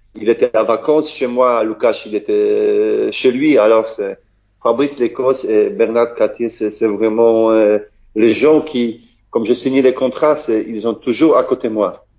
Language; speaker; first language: French; non-native, learner; Polish